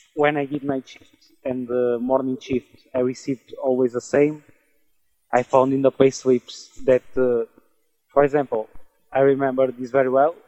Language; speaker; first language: English; non-native, learner; Portuguese